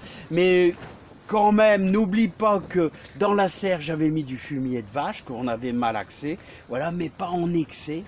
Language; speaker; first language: French; native; French